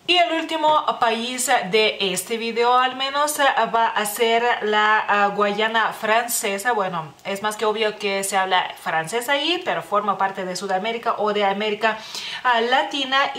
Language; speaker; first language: Spanish; non-native, fluent; Lithuanian